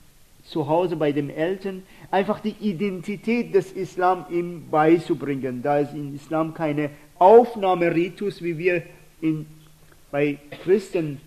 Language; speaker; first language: German; non-native, fluent; Persian